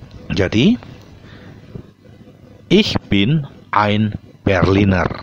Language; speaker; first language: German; non-native, fluent; Indonesian